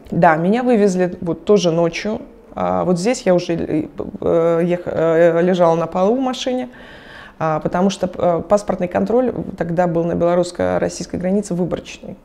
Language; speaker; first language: Russian; native; Russian